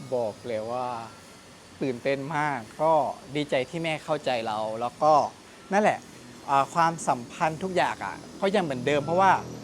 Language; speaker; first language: Thai; non-native, local second language; Malay